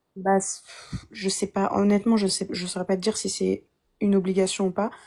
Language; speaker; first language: French; early bilingual, other home language; Arabic